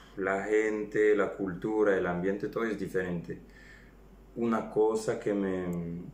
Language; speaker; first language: Spanish; non-native, fluent; French